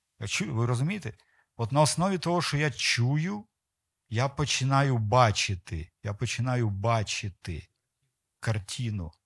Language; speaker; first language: Ukrainian; non-native, local second language; Russian